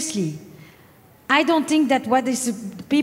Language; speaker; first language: English; non-native, fluent; French